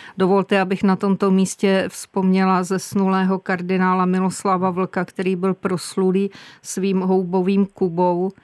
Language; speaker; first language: Czech; native; Czech